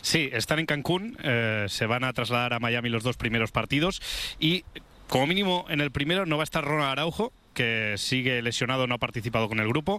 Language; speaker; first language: Spanish; native; Spanish